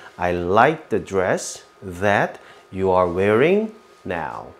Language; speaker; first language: English; non-native, fluent; Korean